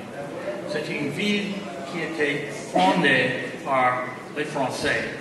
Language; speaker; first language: French; non-native, fluent; English